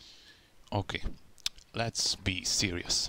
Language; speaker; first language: English; non-native, learner; Hungarian